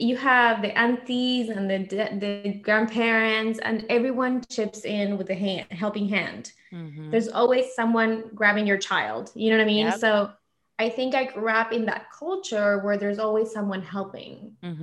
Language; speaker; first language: English; non-native, fluent; Spanish